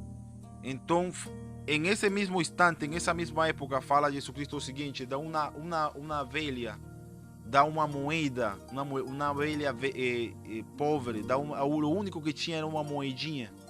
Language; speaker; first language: Portuguese; non-native, fluent; Spanish